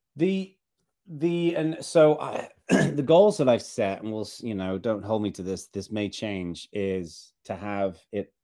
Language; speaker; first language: English; native; English